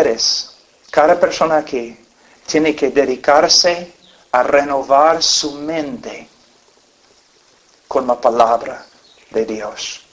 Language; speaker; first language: Spanish; non-native, fluent; English